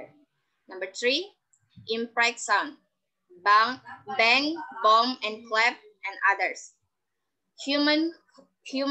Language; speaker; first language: English; non-native, learner; Indonesian